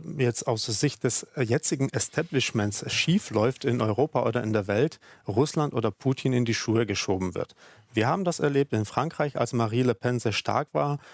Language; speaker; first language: German; non-native, fluent; Czech